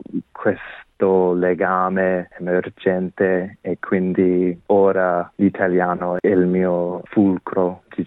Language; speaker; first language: Italian; non-native, fluent; English